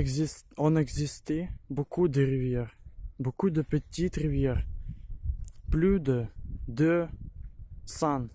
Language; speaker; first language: French; non-native, learner; Ukrainian